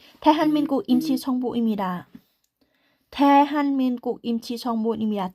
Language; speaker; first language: Korean; non-native, learner; Thai